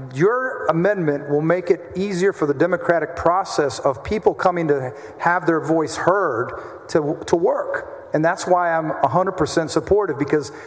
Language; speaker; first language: English; native; English